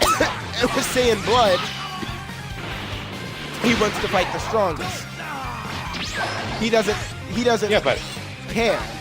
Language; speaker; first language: English; native; English